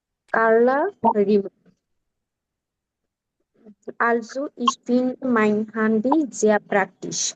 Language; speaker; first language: German; non-native, learner; Bangla